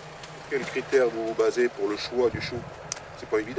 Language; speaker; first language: French; native; French